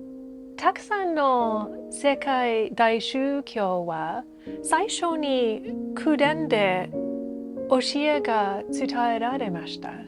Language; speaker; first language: Japanese; non-native, learner; English